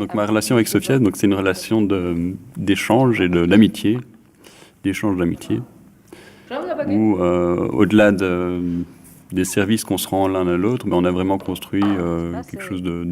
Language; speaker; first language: French; native; French